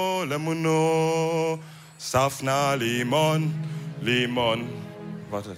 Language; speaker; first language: German; early bilingual, other home language; Wolof